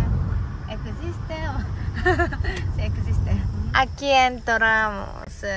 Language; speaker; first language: Spanish; non-native, learner; Japanese